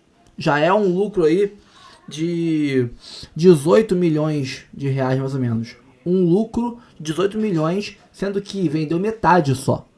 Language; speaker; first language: Portuguese; native; Portuguese